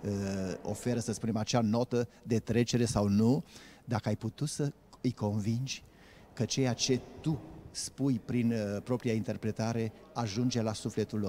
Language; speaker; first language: Romanian; native; Romanian